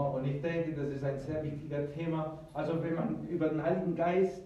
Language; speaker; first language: German; early bilingual, heritage; Spanish